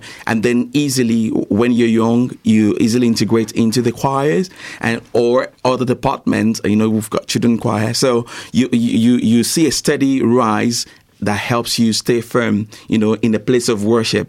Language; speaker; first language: English; non-native, local second language; Yoruba